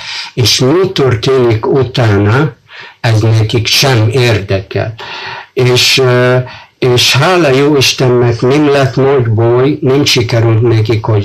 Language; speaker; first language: Hungarian; non-native, fluent; Arabic